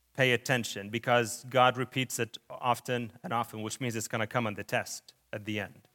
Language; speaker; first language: English; early bilingual, other home language; Arabic